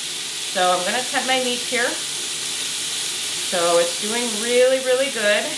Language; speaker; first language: English; native; English